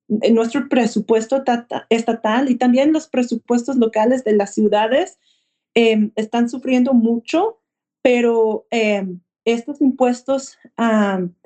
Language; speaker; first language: Spanish; early bilingual, heritage; Spanish